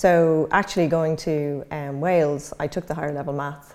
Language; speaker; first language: English; native; English